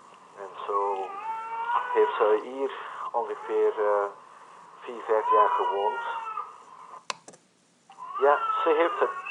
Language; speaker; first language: Dutch; non-native, learner; Vietnamese